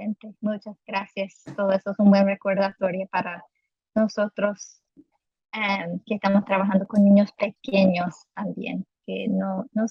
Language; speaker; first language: Spanish; non-native, fluent; English